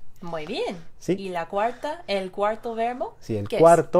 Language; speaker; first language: Spanish; non-native, fluent; English